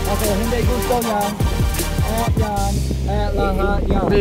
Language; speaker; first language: Filipino; non-native, learner; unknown